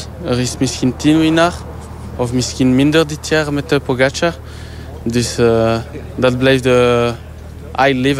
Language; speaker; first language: Dutch; non-native, learner; French